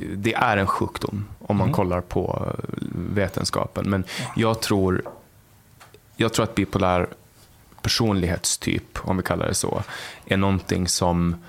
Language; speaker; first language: Swedish; native; Swedish